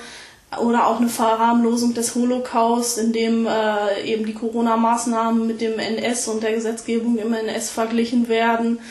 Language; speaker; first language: German; native; German